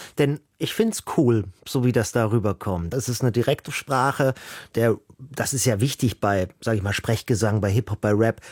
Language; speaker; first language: German; native; German